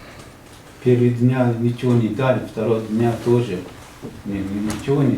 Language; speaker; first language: Russian; non-native, learner; Uzbek